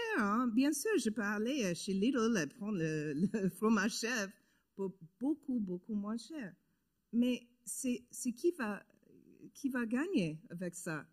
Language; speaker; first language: French; non-native, learner; English